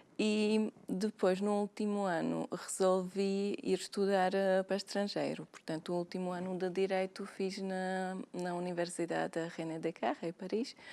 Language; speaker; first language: Portuguese; non-native, fluent; Slovak